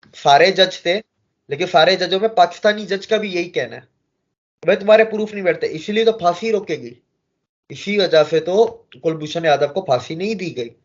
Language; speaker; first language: Hindi; native; Hindi